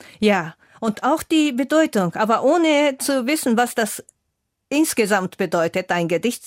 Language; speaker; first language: German; non-native, fluent; Japanese